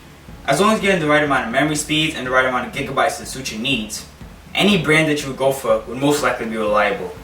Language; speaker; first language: English; native; English